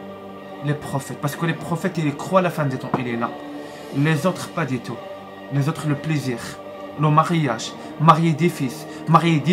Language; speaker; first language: French; non-native, learner; Arabic